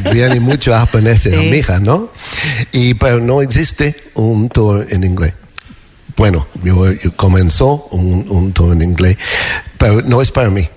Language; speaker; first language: Spanish; non-native, fluent; English